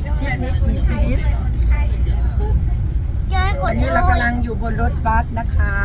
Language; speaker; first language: Thai; native; Thai